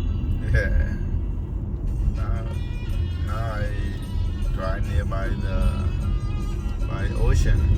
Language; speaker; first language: English; non-native, learner; Khmer